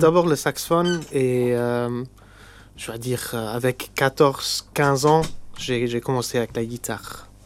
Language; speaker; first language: French; non-native, local second language; Luxembourgish